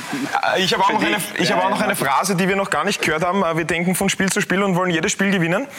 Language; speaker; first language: German; native; German